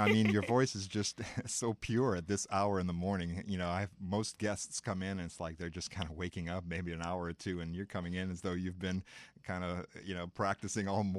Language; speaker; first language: English; native; English